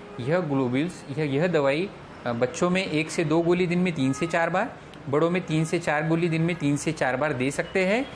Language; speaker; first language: Hindi; non-native, local second language; Marathi